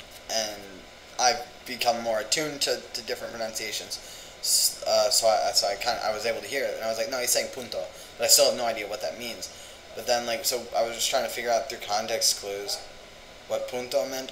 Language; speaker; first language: English; native; English